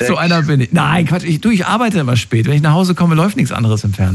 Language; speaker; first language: German; native; German